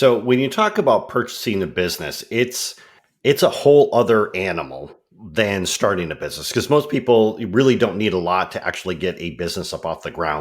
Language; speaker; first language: English; native; English